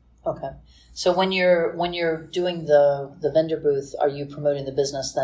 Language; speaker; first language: English; native; English